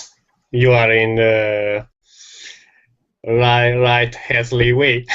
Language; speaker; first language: English; non-native, learner; Italian